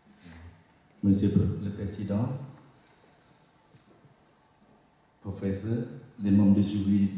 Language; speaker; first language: French; non-native, fluent; Thai